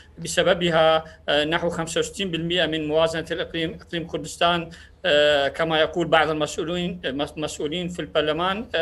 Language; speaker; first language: Arabic; non-native, local second language; Central Kurdish